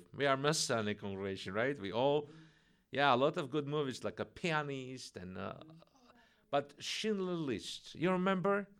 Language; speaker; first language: English; non-native, fluent; Russian